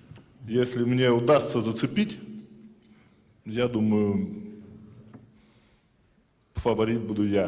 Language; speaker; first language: Russian; native; Russian